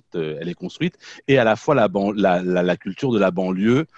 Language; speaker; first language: French; native; French